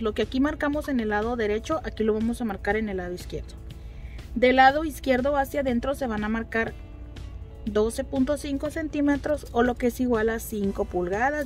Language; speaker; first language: Spanish; native; Spanish